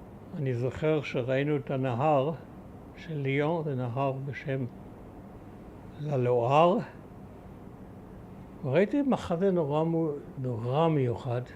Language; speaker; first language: Hebrew; early bilingual, other home language; German